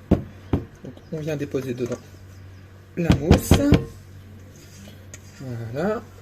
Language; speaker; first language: French; native; French